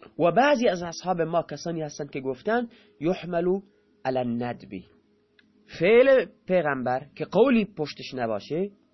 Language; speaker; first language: Persian; non-native, local second language; Baluchi